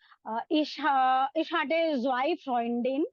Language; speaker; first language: German; non-native, learner; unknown